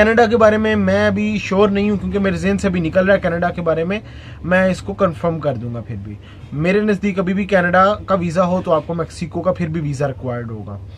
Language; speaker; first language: Urdu; non-native, local second language; Punjabi